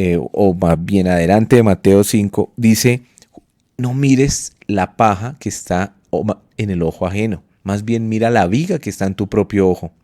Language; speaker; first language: Spanish; native; Spanish